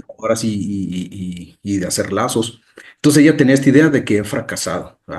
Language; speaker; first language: Spanish; native; Spanish